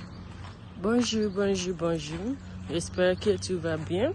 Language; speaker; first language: French; non-native, learner; English